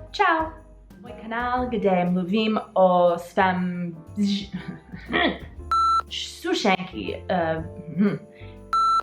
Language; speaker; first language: Czech; non-native, learner; English